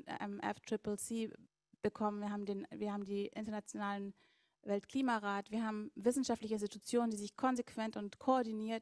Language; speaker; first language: German; native; German